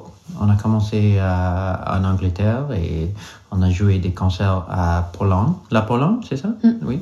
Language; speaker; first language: French; non-native, local second language; English